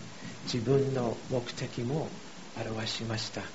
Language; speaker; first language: Japanese; non-native, fluent; English